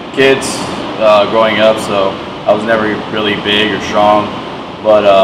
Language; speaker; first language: English; native; English